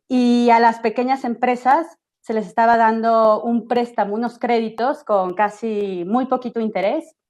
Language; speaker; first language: Spanish; native; Spanish